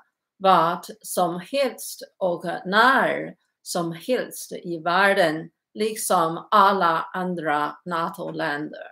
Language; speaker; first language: Swedish; non-native, learner; Chinese